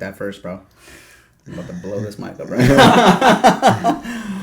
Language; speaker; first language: English; native; English